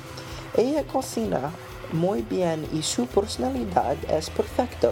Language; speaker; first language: Spanish; non-native, learner; English